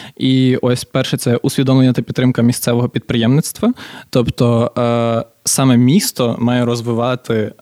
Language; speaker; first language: Ukrainian; native; Ukrainian